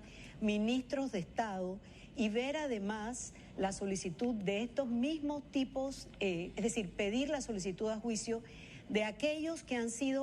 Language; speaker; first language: Spanish; native; Spanish